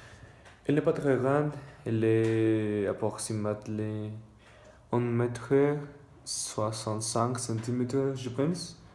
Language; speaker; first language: French; non-native, learner; Spanish